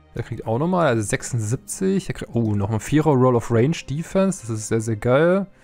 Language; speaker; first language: German; native; German